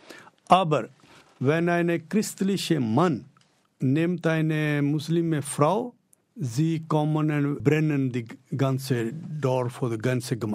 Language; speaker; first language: German; non-native, learner; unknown